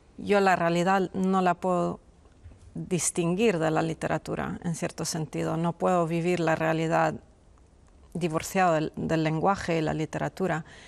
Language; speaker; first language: Spanish; non-native, fluent; Persian